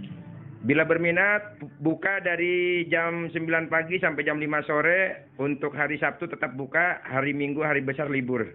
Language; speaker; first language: Indonesian; native; Indonesian